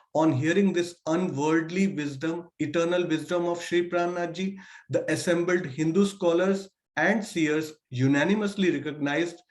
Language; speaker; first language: English; non-native, local second language; Hindi